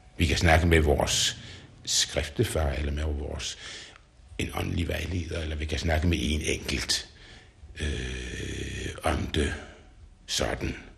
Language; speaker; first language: Danish; native; Danish